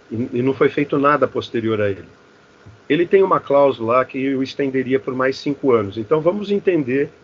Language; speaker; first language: Portuguese; native; Portuguese